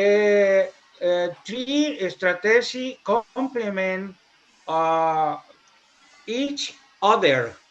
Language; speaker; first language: English; non-native, learner; Spanish